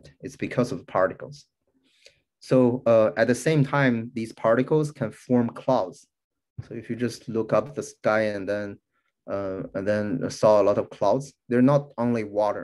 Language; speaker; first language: English; non-native, fluent; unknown